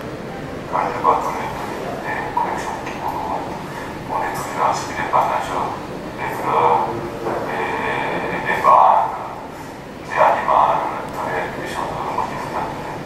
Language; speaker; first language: French; non-native, fluent; Japanese